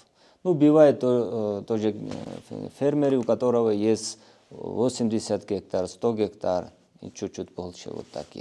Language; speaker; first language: Russian; non-native, fluent; Georgian